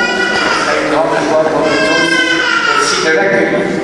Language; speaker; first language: French; native; French